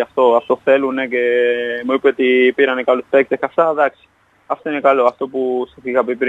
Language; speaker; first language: Greek; non-native, fluent; Spanish